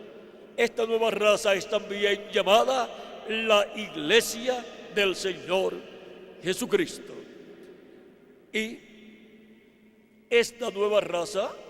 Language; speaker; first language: Spanish; native; Spanish